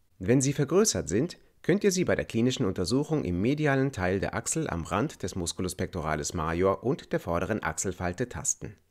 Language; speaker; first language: German; native; German